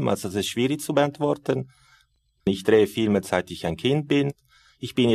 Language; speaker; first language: German; non-native, fluent; Italian